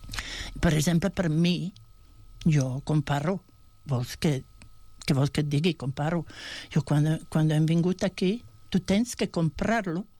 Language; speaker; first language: Catalan; non-native, fluent; Bosnian